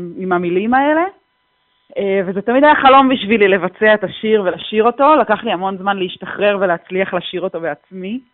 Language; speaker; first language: Hebrew; native; Hebrew